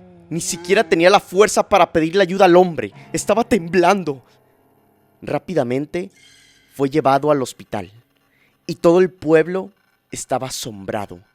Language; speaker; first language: Spanish; native; Spanish